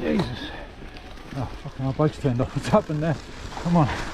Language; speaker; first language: English; native; English